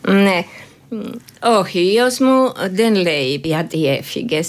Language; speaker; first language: Greek; non-native, learner; Georgian